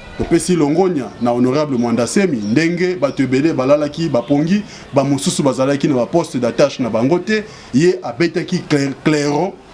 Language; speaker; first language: Lingala; non-native, local second language; Kongo